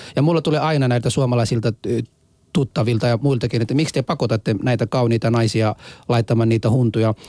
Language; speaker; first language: Finnish; early bilingual, other home language; Somali